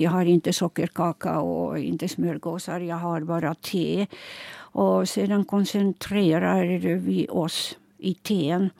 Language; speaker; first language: Swedish; non-native, local second language; Finnish